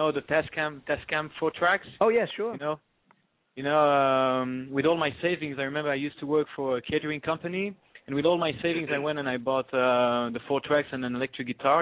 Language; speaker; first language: English; non-native, fluent; French